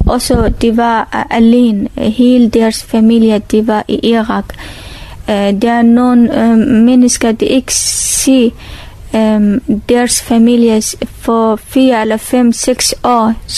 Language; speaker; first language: Danish; non-native, learner; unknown